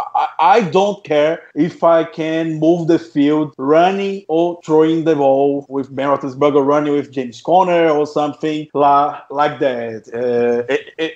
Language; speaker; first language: English; non-native, fluent; Portuguese